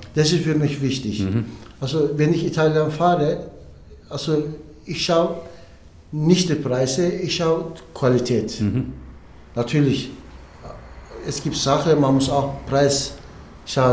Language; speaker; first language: German; non-native, learner; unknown